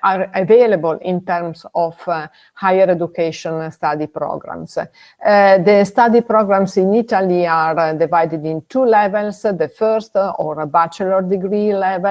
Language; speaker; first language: English; non-native, fluent; Italian